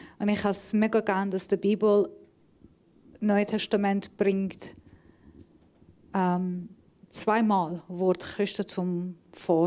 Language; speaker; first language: German; non-native, fluent; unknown